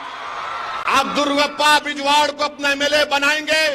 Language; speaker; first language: Urdu; native; Urdu